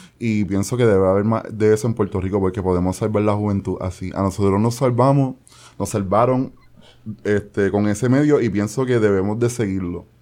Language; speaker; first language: Spanish; native; Spanish